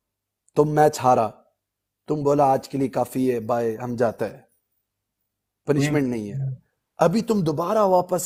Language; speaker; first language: Hindi; non-native, local second language; Pashto